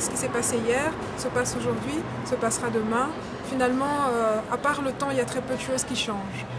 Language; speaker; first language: French; non-native, local second language; Lingala